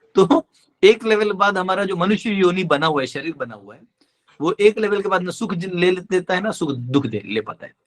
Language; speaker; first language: Hindi; non-native, local second language; Marathi